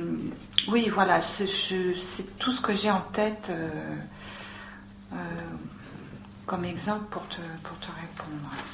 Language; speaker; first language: French; native; French